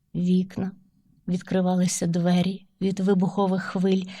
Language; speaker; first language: Ukrainian; non-native, local second language; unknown